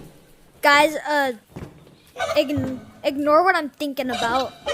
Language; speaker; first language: English; native; English